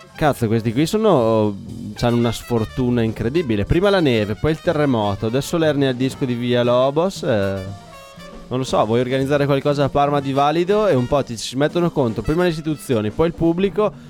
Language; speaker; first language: Italian; native; Italian